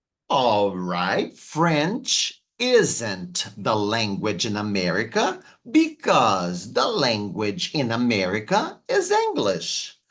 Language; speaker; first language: English; non-native, fluent; Portuguese